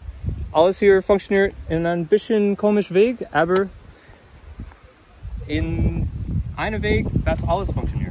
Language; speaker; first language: German; non-native, learner; English